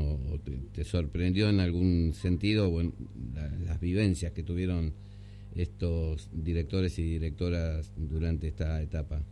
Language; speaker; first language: Spanish; native; Spanish